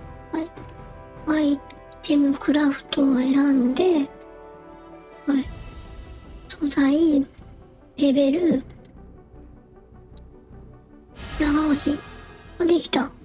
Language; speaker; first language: Japanese; native; Japanese